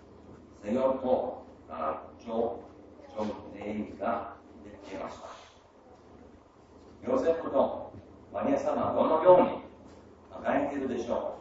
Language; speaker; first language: Japanese; non-native, fluent; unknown